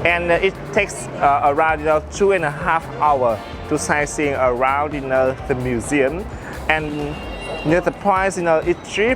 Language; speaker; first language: English; non-native, fluent; Vietnamese